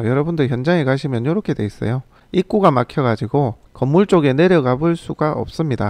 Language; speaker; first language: Korean; native; Korean